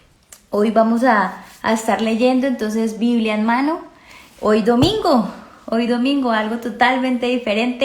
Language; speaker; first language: Spanish; native; Spanish